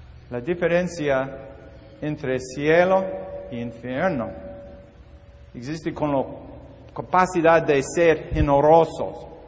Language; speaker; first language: Spanish; non-native, learner; English